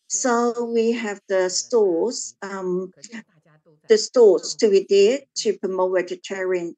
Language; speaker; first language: English; non-native, learner; Chinese